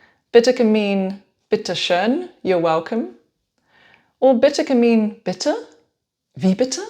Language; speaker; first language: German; non-native, fluent; English